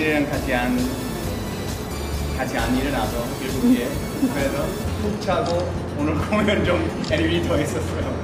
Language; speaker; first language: Korean; early bilingual, heritage; English